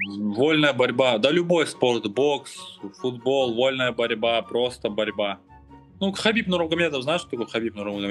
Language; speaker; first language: Russian; non-native, local second language; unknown